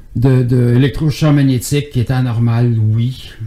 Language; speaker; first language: French; native; French